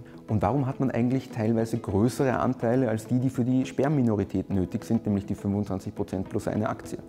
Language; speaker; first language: German; native; German